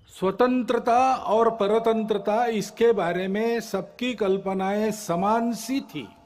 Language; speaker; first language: Hindi; non-native, local second language; Marathi